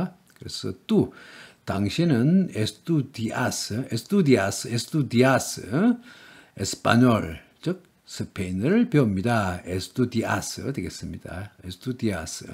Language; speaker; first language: Spanish; non-native, learner; Korean